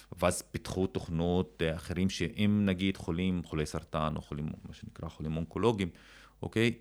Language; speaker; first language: Hebrew; non-native, local second language; Arabic